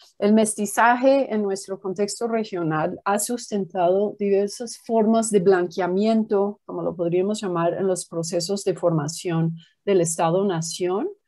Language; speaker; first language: Spanish; non-native, fluent; English